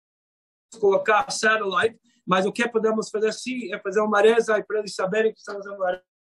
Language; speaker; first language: Portuguese; non-native, fluent; Hebrew